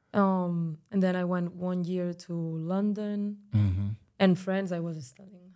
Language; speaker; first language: English; non-native, fluent; Spanish